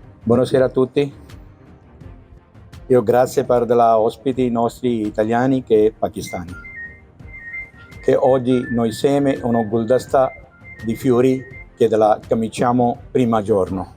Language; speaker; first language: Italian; non-native, learner; Urdu